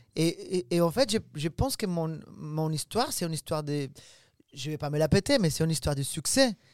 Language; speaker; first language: French; non-native, fluent; Spanish